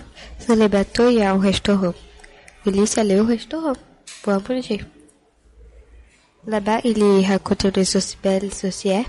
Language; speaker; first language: French; non-native, learner; English